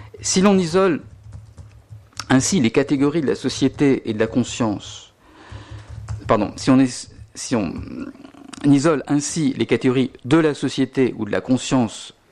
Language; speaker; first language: French; native; French